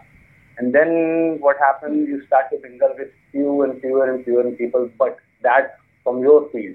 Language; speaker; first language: English; non-native, local second language; Hindi